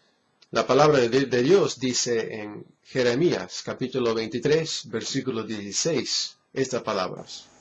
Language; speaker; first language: Spanish; non-native, fluent; English